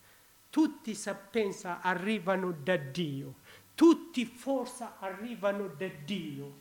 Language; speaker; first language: Italian; non-native, learner; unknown